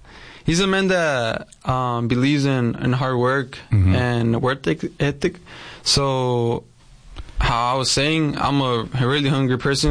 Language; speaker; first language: English; native; English